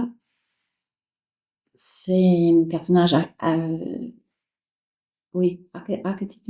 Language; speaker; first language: French; non-native, fluent; English